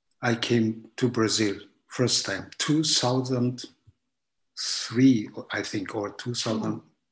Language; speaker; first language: English; non-native, learner; Japanese